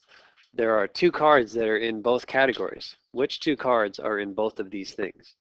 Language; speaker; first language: English; native; English